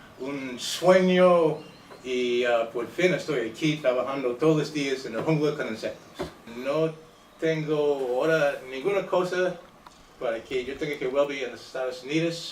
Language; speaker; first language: Spanish; non-native, fluent; English